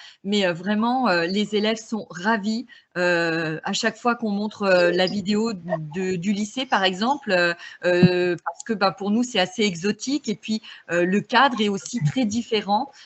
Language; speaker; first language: French; native; French